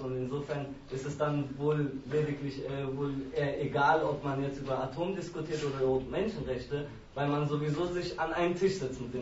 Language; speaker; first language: German; native; German